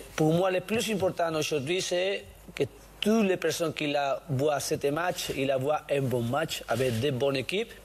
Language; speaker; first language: French; non-native, learner; Spanish